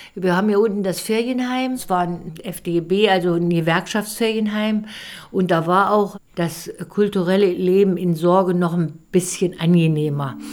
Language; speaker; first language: German; native; German